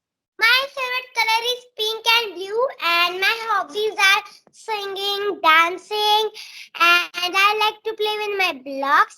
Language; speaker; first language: English; non-native, learner; Marathi